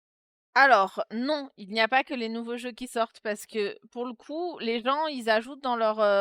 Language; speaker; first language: French; native; French